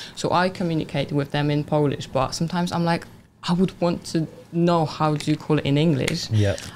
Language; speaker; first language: English; non-native, fluent; Polish